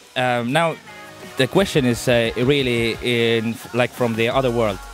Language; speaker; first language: English; non-native, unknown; Estonian